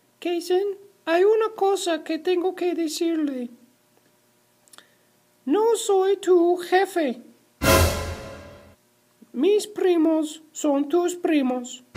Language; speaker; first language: Spanish; non-native, learner; English